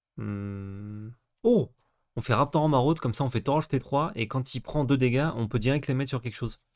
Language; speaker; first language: French; native; French